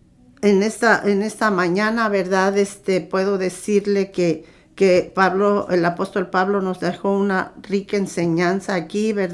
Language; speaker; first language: Spanish; native; Spanish